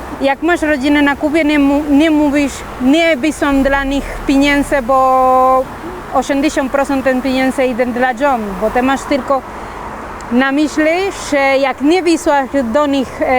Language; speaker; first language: Polish; non-native, fluent; Spanish